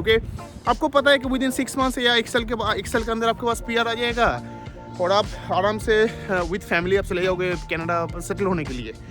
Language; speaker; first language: Hindi; non-native, local second language; Bangla